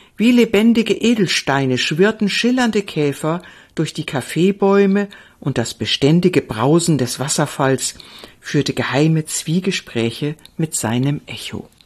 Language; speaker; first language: German; native; German